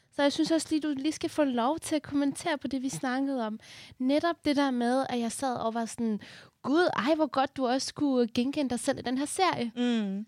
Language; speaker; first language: Danish; early bilingual, other home language; Persian